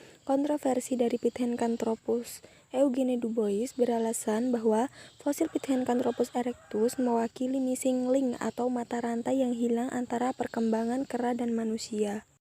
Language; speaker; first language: Indonesian; native; Indonesian